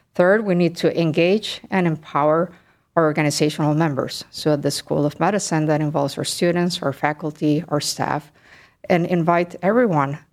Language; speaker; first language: English; early bilingual, other home language; Spanish